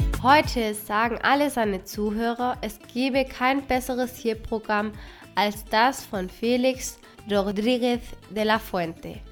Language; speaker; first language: German; non-native, fluent; Spanish